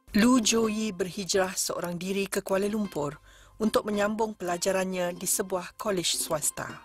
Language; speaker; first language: Malay; native; Malay